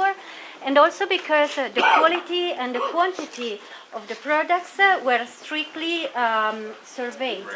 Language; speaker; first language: English; non-native, fluent; French